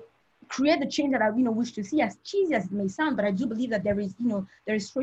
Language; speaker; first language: English; non-native, local second language; French